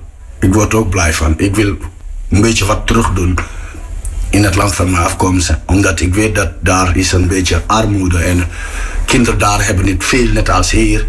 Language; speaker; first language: Dutch; non-native, fluent; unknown